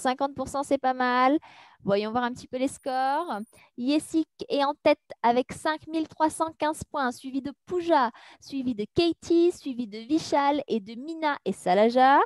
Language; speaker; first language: French; native; French